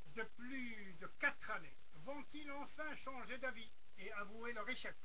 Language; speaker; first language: French; non-native, local second language; Arabic